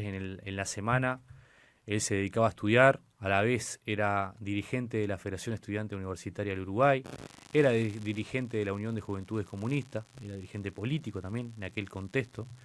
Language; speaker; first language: Spanish; native; Spanish